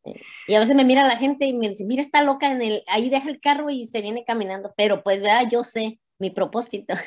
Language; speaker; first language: Spanish; native; Spanish